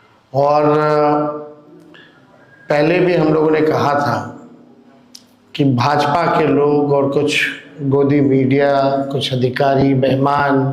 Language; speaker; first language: Hindi; native; Hindi